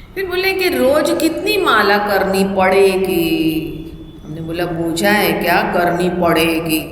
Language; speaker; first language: Hindi; non-native, local second language; Gujarati